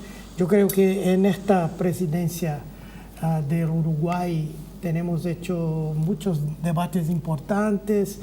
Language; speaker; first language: Spanish; non-native, fluent; Portuguese